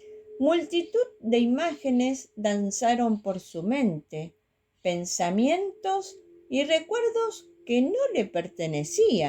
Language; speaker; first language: Spanish; native; Spanish